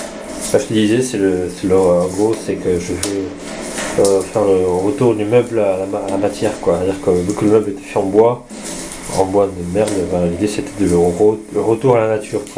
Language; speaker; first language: French; native; French